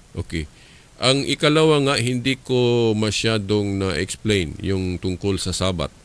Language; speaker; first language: Filipino; non-native, local second language; Cebuano